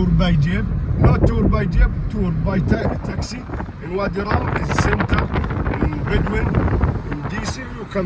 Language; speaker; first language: English; non-native, learner; Arabic